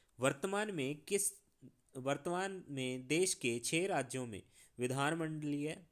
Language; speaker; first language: Hindi; non-native, local second language; Punjabi